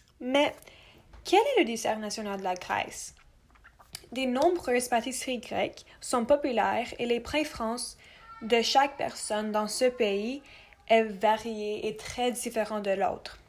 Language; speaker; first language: French; non-native, local second language; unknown